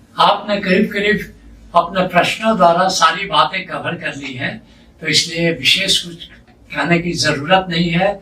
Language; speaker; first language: Hindi; native; Hindi